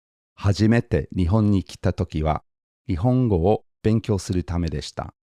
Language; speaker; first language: Japanese; non-native, fluent; English